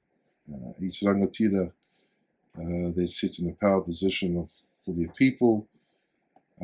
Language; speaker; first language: English; native; English